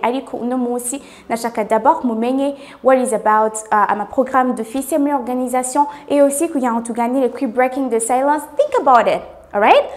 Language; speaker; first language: French; non-native, local second language; Rundi